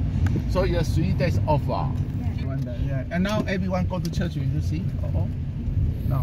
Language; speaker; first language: English; non-native, learner; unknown